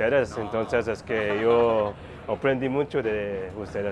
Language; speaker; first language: Spanish; non-native, learner; Korean